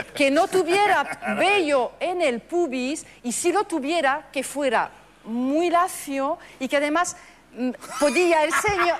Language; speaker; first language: Spanish; non-native, fluent; French